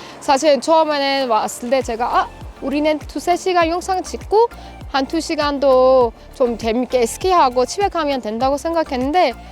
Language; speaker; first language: Korean; non-native, learner; Persian